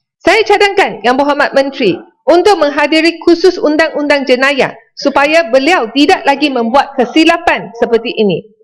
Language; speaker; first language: Malay; non-native, local second language; Chinese